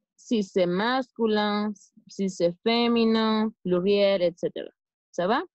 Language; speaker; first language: French; non-native, fluent; Spanish